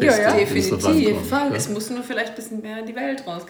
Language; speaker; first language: German; native; German